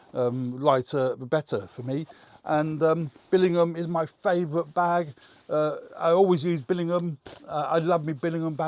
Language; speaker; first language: English; native; English